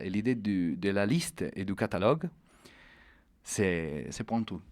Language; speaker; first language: French; non-native, fluent; Italian